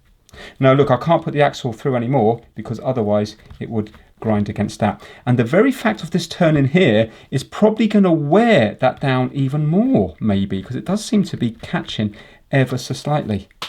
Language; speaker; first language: English; native; English